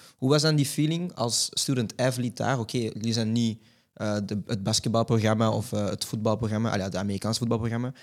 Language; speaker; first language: Dutch; native; Dutch